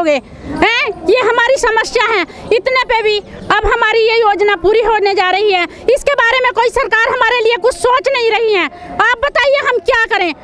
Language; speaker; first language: Hindi; native; Hindi